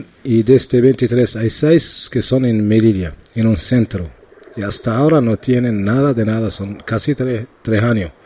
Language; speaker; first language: Spanish; non-native, learner; Arabic